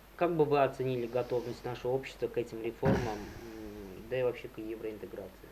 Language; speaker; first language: Russian; non-native, local second language; Azerbaijani